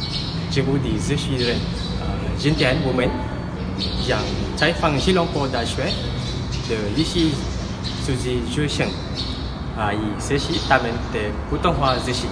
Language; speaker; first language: Chinese; non-native, learner; Malay